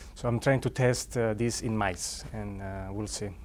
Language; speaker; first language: English; non-native, fluent; Spanish